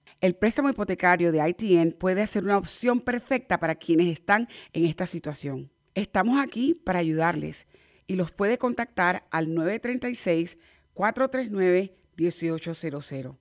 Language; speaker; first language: Spanish; native; Spanish